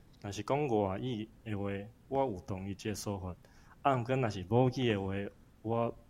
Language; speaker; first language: Chinese; native; Chinese